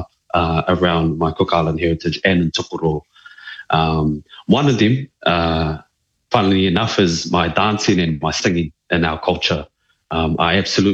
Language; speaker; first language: English; native; English